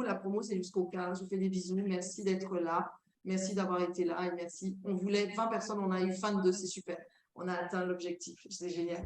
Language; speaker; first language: French; native; French